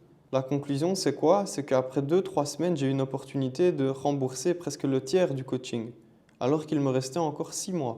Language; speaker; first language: French; native; French